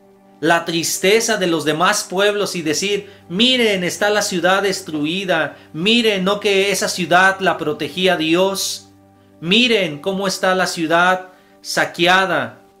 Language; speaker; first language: Spanish; native; Spanish